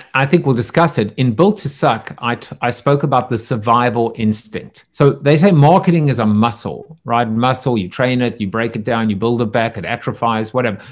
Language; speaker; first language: English; native; English